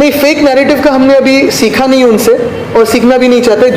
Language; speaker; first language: Hindi; non-native, local second language; Marathi